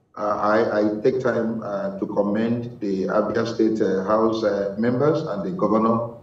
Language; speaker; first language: English; non-native, local second language; Igbo